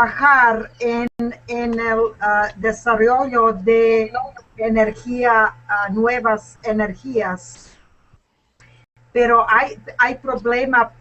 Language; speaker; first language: Spanish; non-native, learner; English